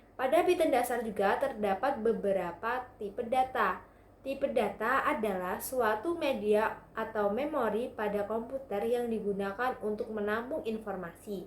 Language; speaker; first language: Indonesian; native; Indonesian